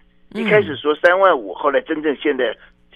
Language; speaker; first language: Chinese; native; Chinese